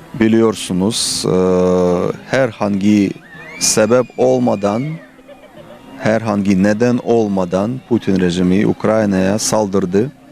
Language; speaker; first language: Turkish; non-native, fluent; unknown